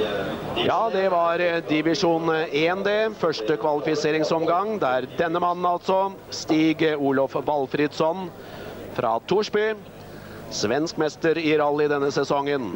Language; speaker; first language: Norwegian; native; Norwegian